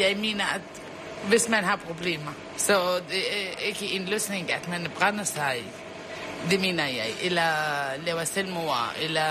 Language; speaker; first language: Danish; non-native, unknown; Arabic